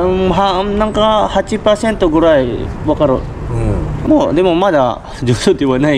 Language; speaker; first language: Japanese; non-native, learner; Filipino